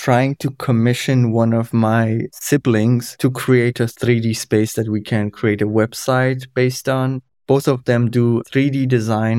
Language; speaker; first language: English; non-native, fluent; Kurdish